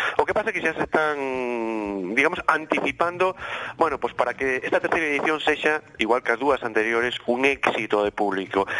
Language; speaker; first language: Galician; native; Galician